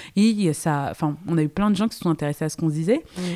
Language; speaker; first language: French; native; French